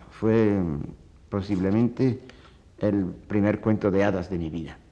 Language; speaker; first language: Spanish; early bilingual, other home language; Polish